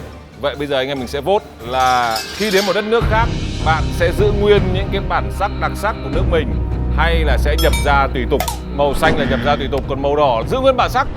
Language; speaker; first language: Vietnamese; native; Vietnamese